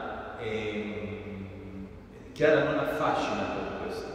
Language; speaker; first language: Italian; native; Italian